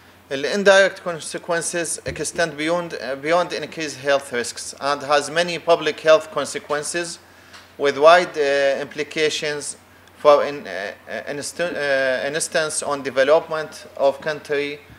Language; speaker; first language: English; non-native, fluent; Arabic